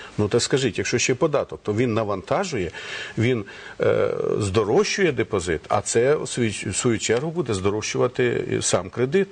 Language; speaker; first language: Ukrainian; native; Ukrainian